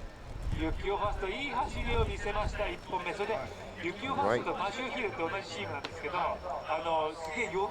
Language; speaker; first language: Japanese; native; Japanese